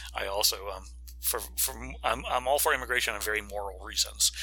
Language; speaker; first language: English; native; English